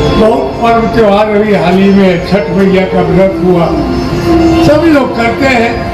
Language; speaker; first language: Hindi; native; Hindi